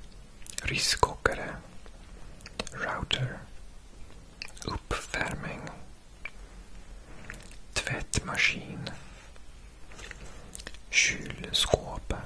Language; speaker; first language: Swedish; non-native, learner; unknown